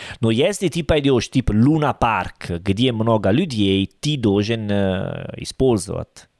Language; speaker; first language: Russian; non-native, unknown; Italian